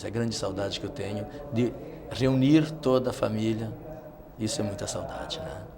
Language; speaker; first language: Portuguese; native; Portuguese